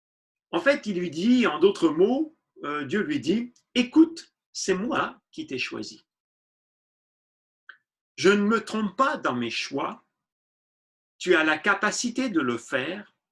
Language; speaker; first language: French; native; French